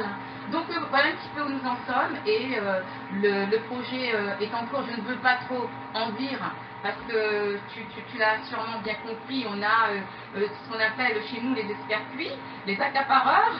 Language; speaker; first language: French; native; French